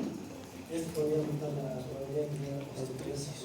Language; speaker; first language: Spanish; native; Spanish